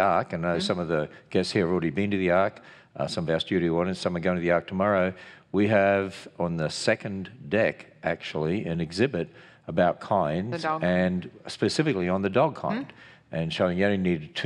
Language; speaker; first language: English; native; English